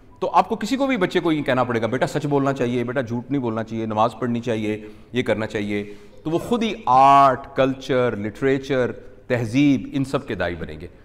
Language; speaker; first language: Urdu; non-native, local second language; Punjabi